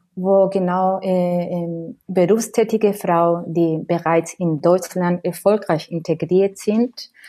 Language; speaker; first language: German; non-native, fluent; Spanish